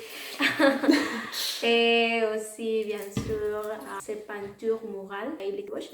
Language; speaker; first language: French; non-native, learner; Spanish